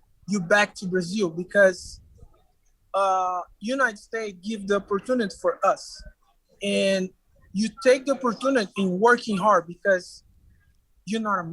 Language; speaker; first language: English; non-native, learner; Portuguese